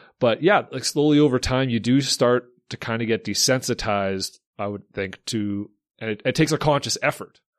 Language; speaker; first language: English; native; English